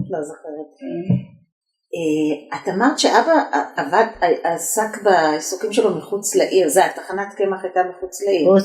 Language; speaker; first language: Hebrew; native; Hebrew